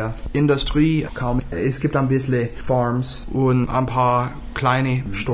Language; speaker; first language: German; non-native, learner; English